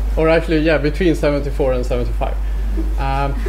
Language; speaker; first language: English; non-native, fluent; Swedish